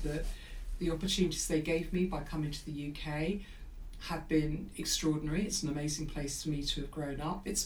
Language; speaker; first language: English; native; English